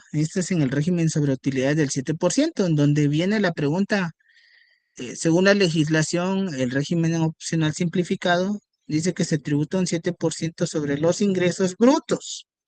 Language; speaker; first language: Spanish; native; Spanish